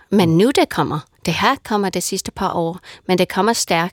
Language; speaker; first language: Danish; non-native, fluent; English